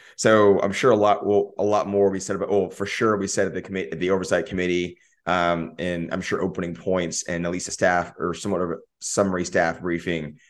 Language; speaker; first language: English; native; English